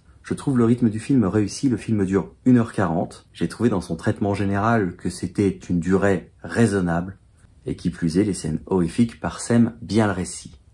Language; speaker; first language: French; native; French